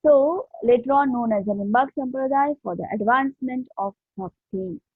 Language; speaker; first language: English; non-native, local second language; Hindi